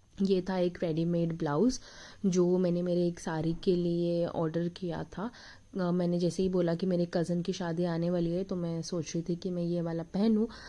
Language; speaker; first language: Hindi; native; Hindi